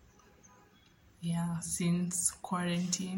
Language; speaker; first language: English; non-native, local second language; Swahili